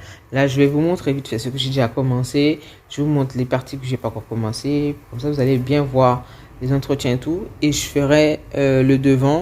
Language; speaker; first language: French; native; French